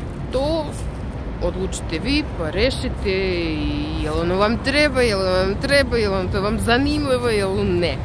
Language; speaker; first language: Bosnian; non-native, learner; Russian